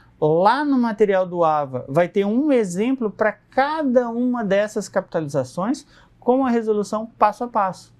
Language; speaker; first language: Portuguese; native; Portuguese